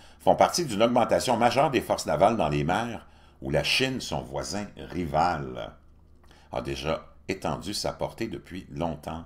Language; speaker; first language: French; native; French